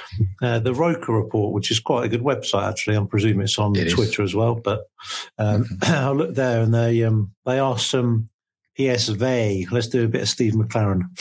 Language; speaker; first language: English; native; English